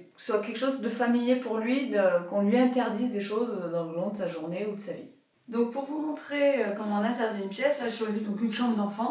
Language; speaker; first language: French; native; French